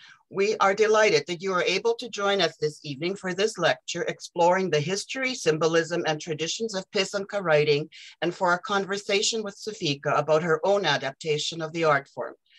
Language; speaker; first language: English; early bilingual, other home language; Ukrainian